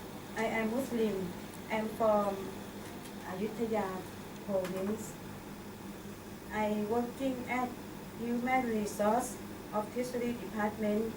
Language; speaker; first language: English; non-native, learner; Thai